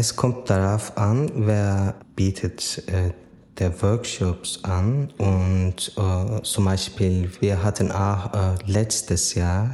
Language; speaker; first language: German; non-native, learner; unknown